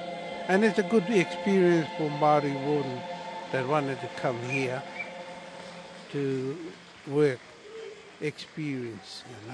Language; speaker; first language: English; native; English